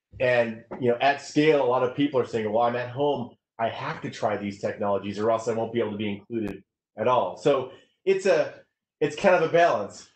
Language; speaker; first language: English; native; English